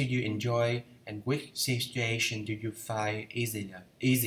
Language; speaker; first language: English; non-native, fluent; Vietnamese